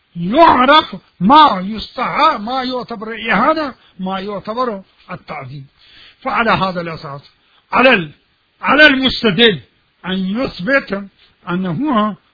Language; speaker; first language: Arabic; non-native, fluent; Urdu